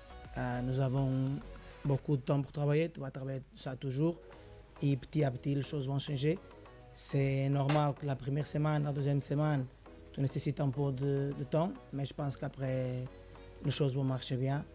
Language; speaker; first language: French; non-native, fluent; Portuguese